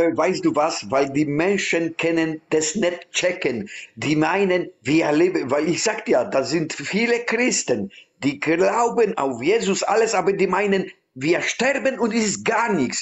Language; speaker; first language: German; non-native, learner; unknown